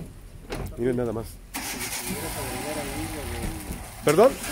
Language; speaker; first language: Spanish; native; Spanish